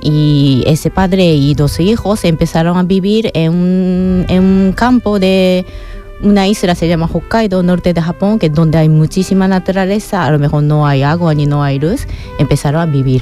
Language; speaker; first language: Spanish; non-native, fluent; Japanese